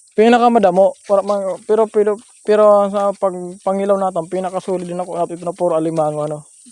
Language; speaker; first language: Filipino; non-native, local second language; Masbatenyo